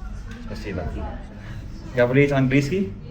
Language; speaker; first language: Russian; non-native, learner; English